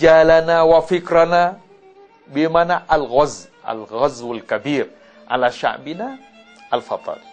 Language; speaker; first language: Arabic; non-native, learner; Malay